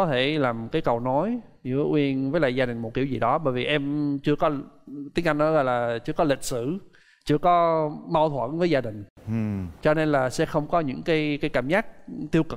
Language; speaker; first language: Vietnamese; non-native, fluent; English